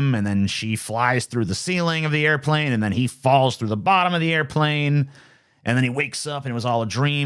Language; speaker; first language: English; native; English